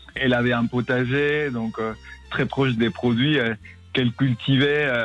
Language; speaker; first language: French; non-native, fluent; Spanish